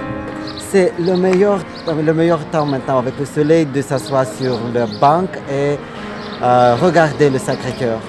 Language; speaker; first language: French; non-native, learner; Russian